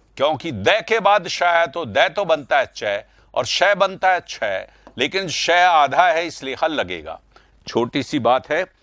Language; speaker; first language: Hindi; native; Hindi